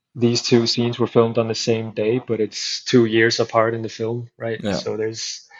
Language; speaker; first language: English; non-native, fluent; Icelandic